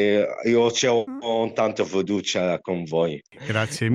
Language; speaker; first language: Italian; non-native, learner; Arabic